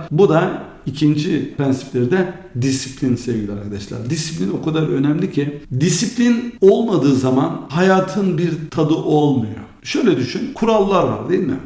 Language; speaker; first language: Turkish; early bilingual, heritage; Turkish